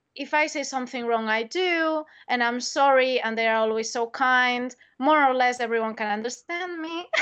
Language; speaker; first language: English; non-native, fluent; Spanish